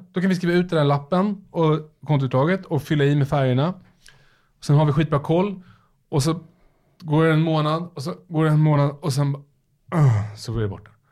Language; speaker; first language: Swedish; native; Swedish